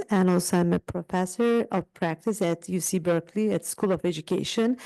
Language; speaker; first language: English; non-native, fluent; Turkish